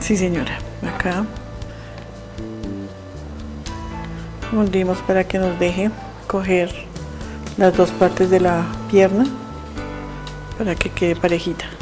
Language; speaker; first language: Spanish; native; Spanish